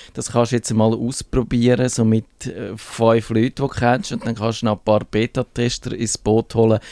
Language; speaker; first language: German; native; German